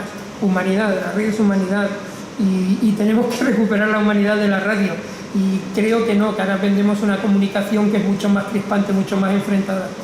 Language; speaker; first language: Spanish; native; Spanish